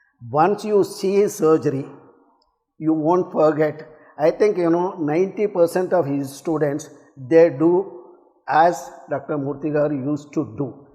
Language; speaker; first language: English; non-native, local second language; Telugu